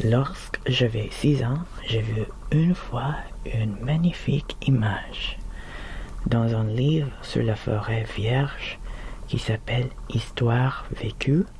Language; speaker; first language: French; non-native, learner; Filipino